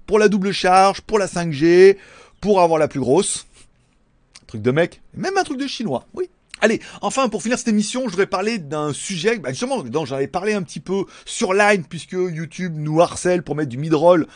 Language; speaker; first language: French; native; French